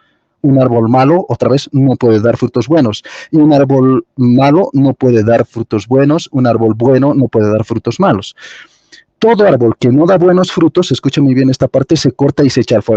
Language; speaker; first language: Spanish; native; Spanish